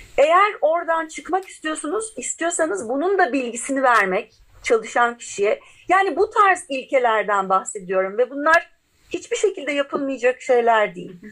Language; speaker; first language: Turkish; native; Turkish